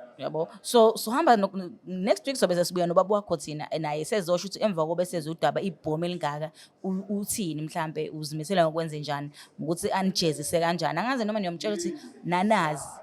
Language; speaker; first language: Zulu; native; Zulu